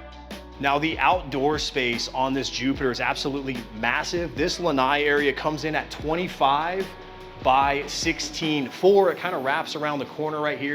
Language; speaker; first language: English; native; English